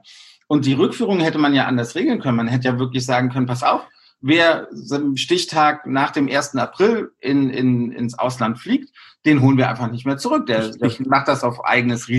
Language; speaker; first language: German; native; German